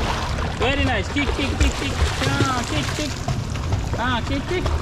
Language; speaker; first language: English; non-native, local second language; Hindi